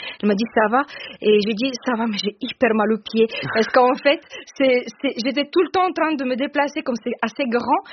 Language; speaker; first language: French; non-native, fluent; Bulgarian